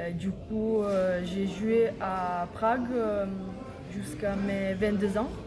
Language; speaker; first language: French; non-native, fluent; Czech